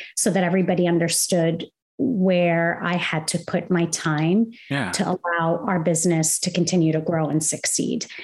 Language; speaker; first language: English; non-native, fluent; Arabic